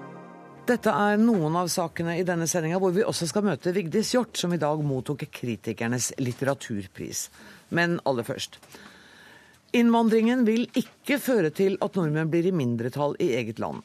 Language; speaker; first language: Norwegian; native; Norwegian